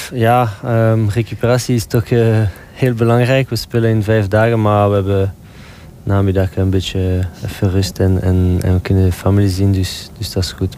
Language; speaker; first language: Dutch; non-native, local second language; French